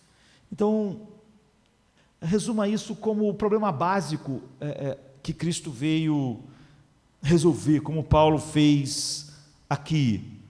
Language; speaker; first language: Portuguese; native; Portuguese